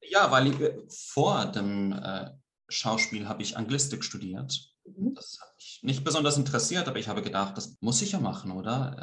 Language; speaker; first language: German; early bilingual, heritage; Swiss German